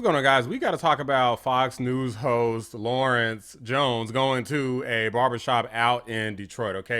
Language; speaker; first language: English; native; English